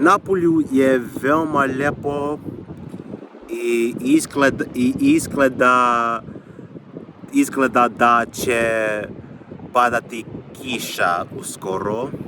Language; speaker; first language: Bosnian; non-native, learner; English